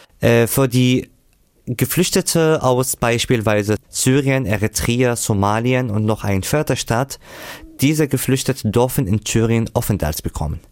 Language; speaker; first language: German; non-native, fluent; Arabic